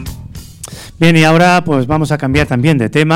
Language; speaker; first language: Spanish; native; Spanish